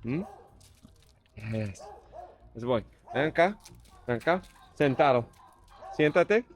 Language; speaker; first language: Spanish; non-native, learner; English